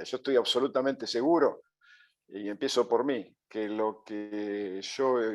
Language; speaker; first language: Spanish; native; Spanish